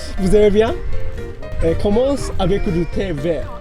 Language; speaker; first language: French; non-native, learner; Japanese